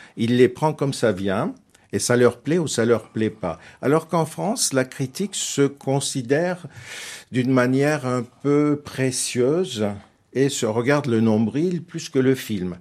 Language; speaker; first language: French; non-native, fluent; Turkish